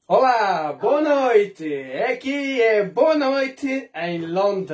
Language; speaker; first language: Portuguese; non-native, fluent; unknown